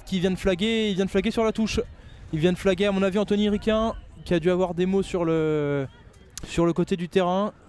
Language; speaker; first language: French; native; French